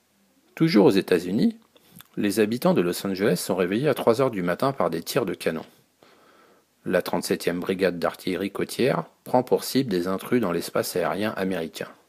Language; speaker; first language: French; native; French